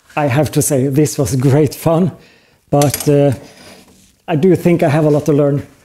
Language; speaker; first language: English; non-native, fluent; Norwegian